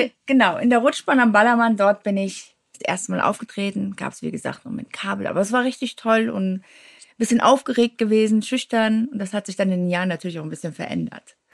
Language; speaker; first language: German; native; German